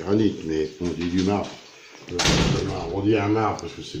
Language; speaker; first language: French; native; French